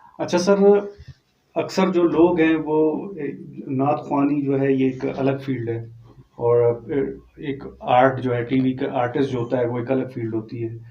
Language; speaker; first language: Urdu; non-native, local second language; Brahui